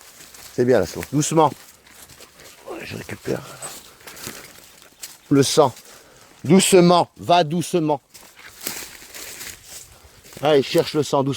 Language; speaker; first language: French; native; French